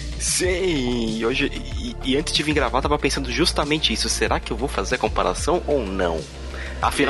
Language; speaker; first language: Portuguese; native; Portuguese